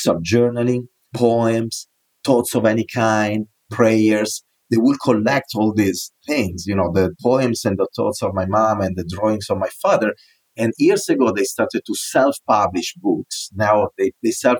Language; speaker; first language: English; non-native, fluent; Italian